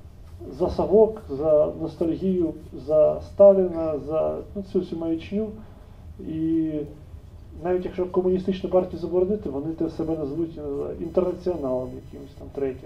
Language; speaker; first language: Ukrainian; native; Ukrainian